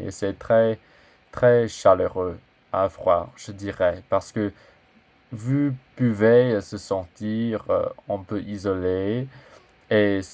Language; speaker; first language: French; non-native, learner; English